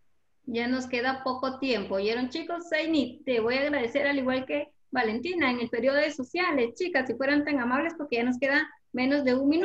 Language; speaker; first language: Spanish; native; Spanish